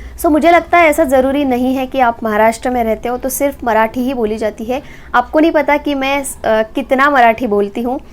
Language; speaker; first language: Hindi; non-native, local second language; Marathi